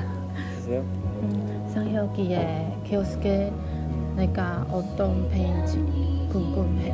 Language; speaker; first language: Korean; non-native, learner; Chinese